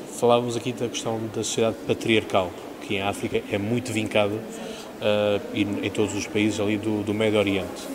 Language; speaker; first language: Portuguese; native; Portuguese